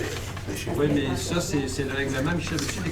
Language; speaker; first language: French; native; French